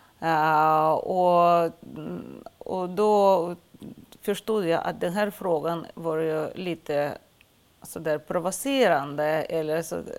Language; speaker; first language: Swedish; non-native, fluent; Russian